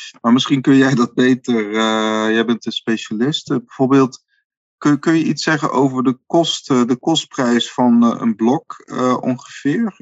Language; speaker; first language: Dutch; native; Dutch